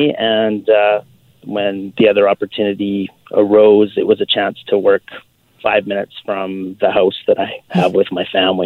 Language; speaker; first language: English; native; English